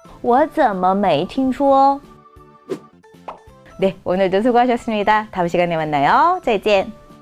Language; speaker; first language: Chinese; non-native, fluent; Korean